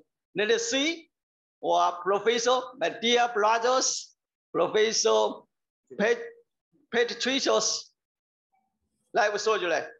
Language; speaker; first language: English; non-native, learner; Chinese